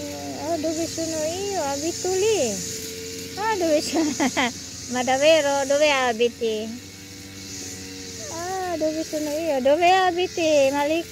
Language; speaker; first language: Italian; non-native, fluent; Filipino